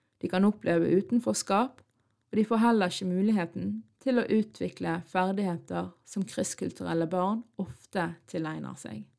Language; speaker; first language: Norwegian; early bilingual, other home language; Arabic